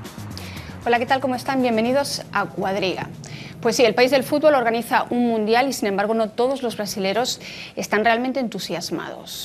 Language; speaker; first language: Spanish; native; Spanish